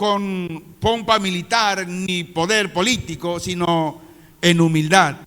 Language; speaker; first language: Spanish; native; Spanish